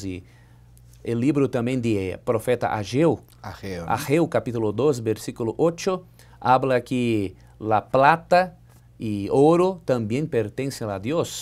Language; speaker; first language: Spanish; non-native, learner; Portuguese